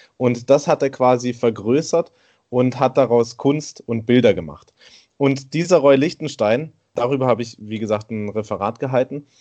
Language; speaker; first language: German; native; German